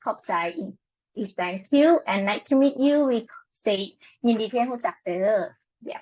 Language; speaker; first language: English; non-native, learner; Lao